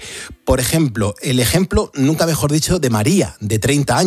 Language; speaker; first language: Spanish; native; Spanish